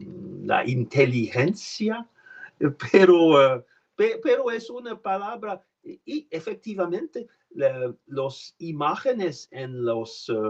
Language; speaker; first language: Spanish; non-native, learner; French